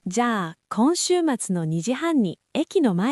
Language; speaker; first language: Japanese; non-native, learner; English